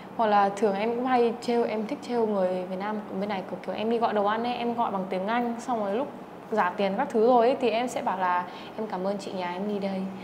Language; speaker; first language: Vietnamese; early bilingual, heritage; Czech